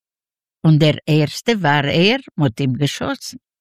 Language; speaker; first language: German; non-native, learner; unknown